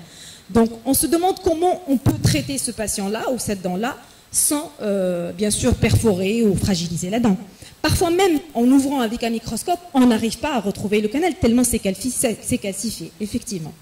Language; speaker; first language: French; non-native, local second language; Arabic